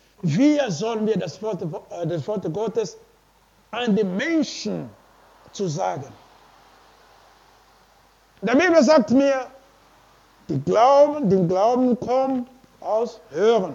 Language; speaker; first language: German; non-native, learner; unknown